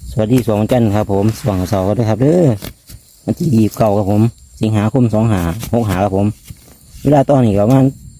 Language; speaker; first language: Thai; native; Thai